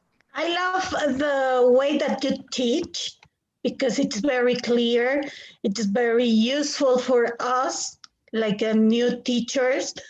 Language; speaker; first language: English; non-native, fluent; Spanish